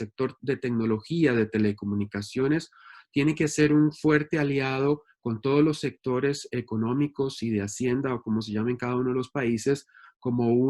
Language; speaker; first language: Spanish; native; Spanish